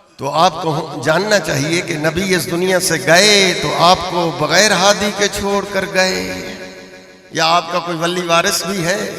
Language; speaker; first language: Urdu; non-native, local second language; Punjabi